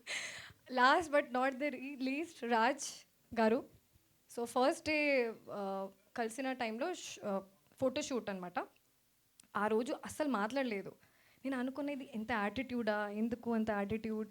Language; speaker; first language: Telugu; non-native, local second language; Hindi